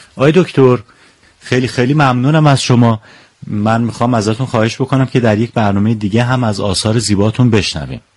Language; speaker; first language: Persian; native; Persian